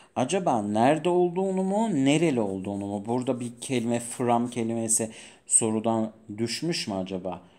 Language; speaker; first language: Turkish; non-native, fluent; Persian